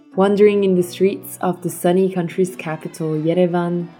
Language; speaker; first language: English; early bilingual, other home language; Armenian